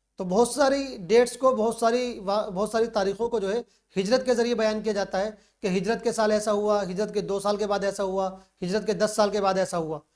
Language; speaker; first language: Urdu; native; Urdu